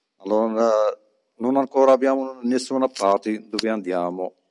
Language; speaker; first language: Italian; non-native, learner; Arabic